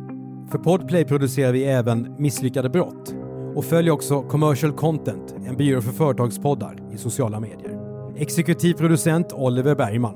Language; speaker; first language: Swedish; native; Swedish